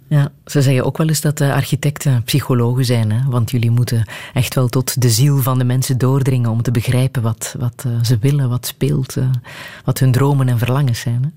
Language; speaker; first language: Dutch; native; Dutch